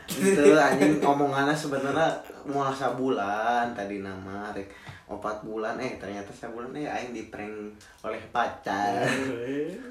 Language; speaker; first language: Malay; non-native, local second language; Sundanese